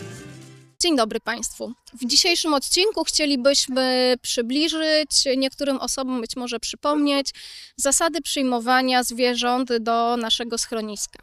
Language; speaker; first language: Polish; native; Polish